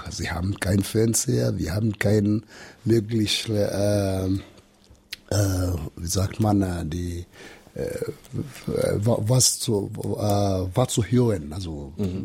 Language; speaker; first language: German; non-native, learner; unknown